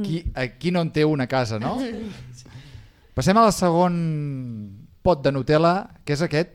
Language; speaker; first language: Catalan; native; Catalan